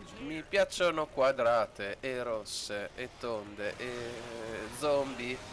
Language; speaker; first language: Italian; native; Italian